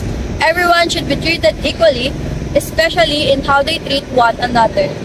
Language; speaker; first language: English; non-native, local second language; Filipino